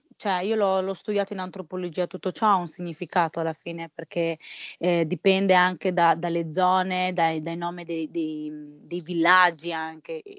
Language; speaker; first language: Italian; early bilingual, heritage; Italian